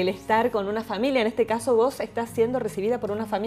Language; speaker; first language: Spanish; native; Spanish